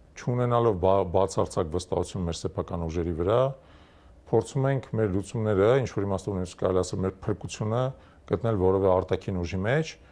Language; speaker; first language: Armenian; native; Armenian